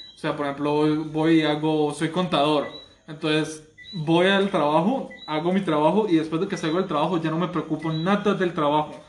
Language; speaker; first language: Spanish; native; Spanish